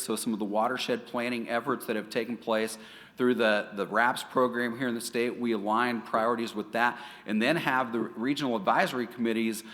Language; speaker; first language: English; native; English